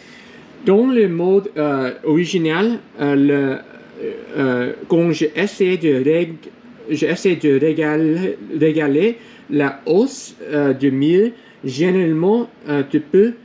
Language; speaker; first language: French; non-native, learner; English